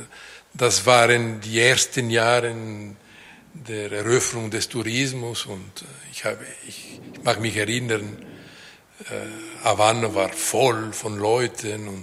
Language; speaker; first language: German; non-native, local second language; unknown